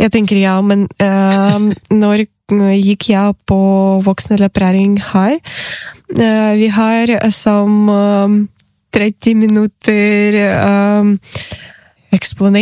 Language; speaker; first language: Norwegian; non-native, learner; Ukrainian